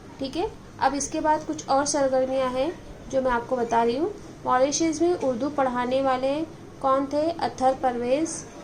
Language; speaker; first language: Urdu; native; Urdu